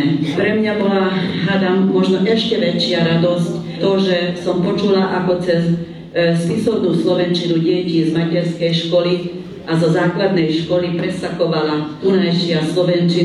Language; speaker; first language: Slovak; early bilingual, heritage; Slovak